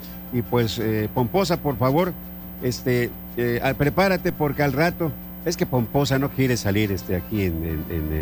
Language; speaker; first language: Spanish; native; Spanish